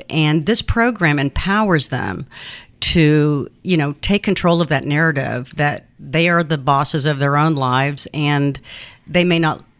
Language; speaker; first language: English; early bilingual, other home language; Spanish